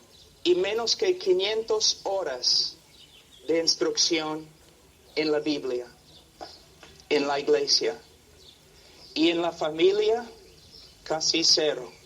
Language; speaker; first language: Spanish; non-native, fluent; English